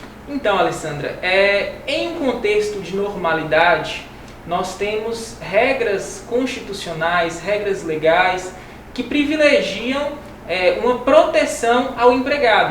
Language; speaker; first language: Portuguese; native; Portuguese